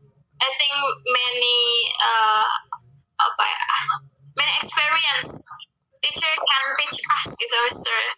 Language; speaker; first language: English; non-native, learner; Indonesian